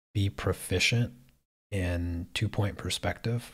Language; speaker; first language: English; native; English